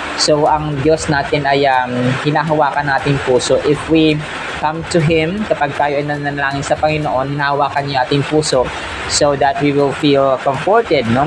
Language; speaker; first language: Filipino; native; Filipino